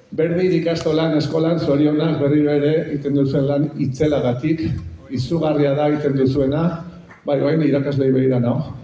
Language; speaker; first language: Basque; non-native, local second language; Spanish